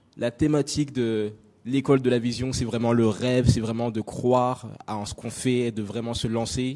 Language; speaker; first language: French; native; French